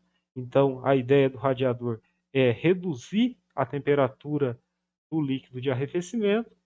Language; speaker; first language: Portuguese; native; Portuguese